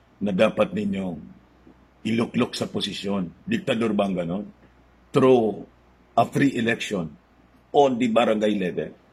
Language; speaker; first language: Filipino; non-native, local second language; Bikol